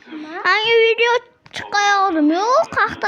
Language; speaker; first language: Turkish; non-native, learner; Uzbek